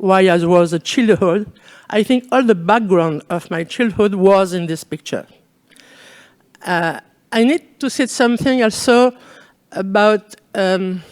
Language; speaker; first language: English; non-native, learner; French